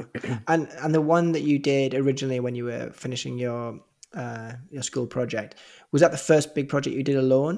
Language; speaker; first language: English; native; English